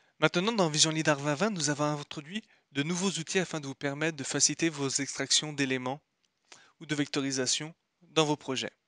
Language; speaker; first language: French; native; French